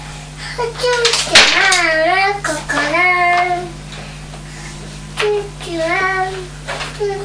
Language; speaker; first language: Japanese; native; Japanese